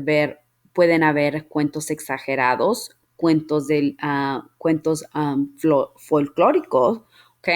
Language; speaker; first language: Spanish; early bilingual, heritage; Spanish